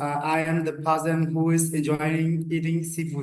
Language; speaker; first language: English; non-native, learner; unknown